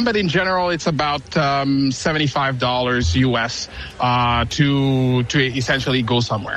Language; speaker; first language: English; non-native, fluent; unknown